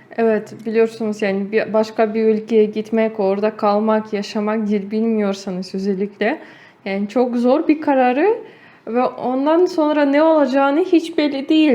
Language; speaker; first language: Turkish; non-native, fluent; Russian